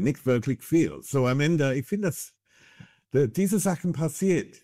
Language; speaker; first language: German; non-native, fluent; English